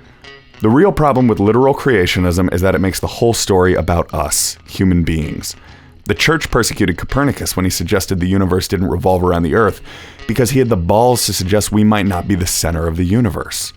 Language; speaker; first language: English; native; English